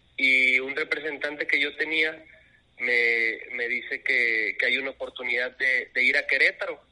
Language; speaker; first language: Spanish; native; Spanish